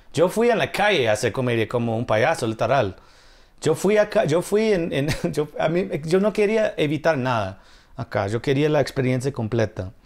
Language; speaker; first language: Spanish; non-native, fluent; English